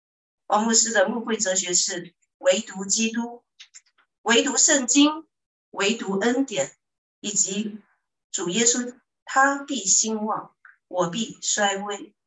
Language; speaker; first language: Chinese; native; Chinese